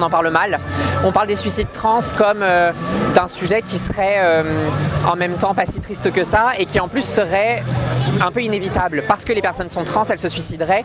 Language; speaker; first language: French; native; French